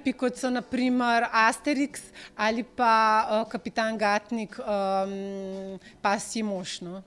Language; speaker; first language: Slovenian; native; Slovenian